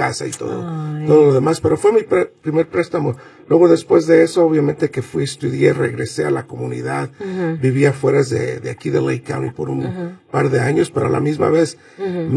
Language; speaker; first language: Spanish; early bilingual, heritage; Spanish